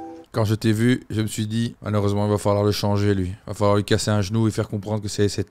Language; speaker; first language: French; native; French